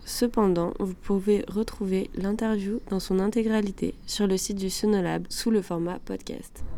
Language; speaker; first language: French; native; French